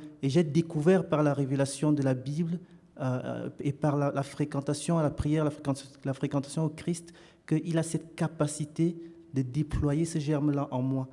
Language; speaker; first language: French; native; French